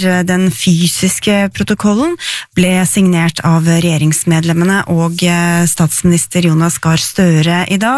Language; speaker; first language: Norwegian; native; Norwegian